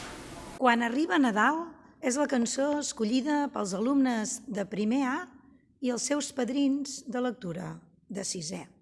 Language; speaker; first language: Catalan; native; Catalan